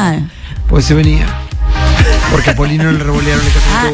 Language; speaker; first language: Spanish; native; Spanish